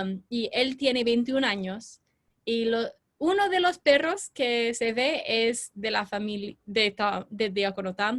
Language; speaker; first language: Spanish; non-native, fluent; English